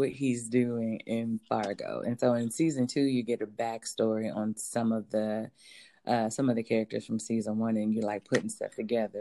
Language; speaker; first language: English; native; English